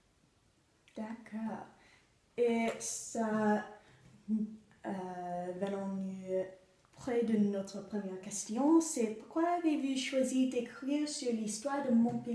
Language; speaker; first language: French; non-native, learner; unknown